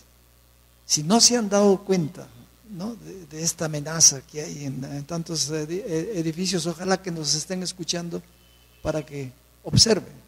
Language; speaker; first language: Spanish; native; Spanish